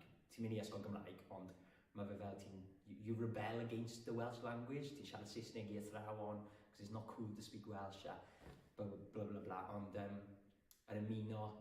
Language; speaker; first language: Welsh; non-native, local second language; English